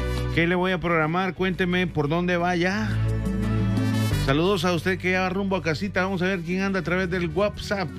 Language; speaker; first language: Spanish; native; Spanish